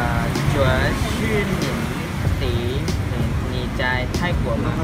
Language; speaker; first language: Chinese; non-native, learner; Thai